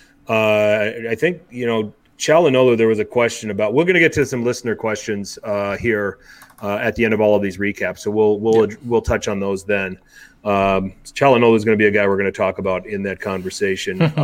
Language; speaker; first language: English; native; English